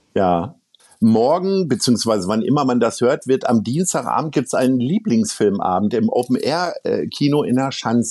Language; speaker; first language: German; native; German